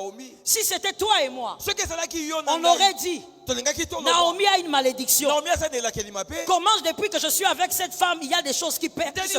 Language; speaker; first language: French; non-native, local second language; Lingala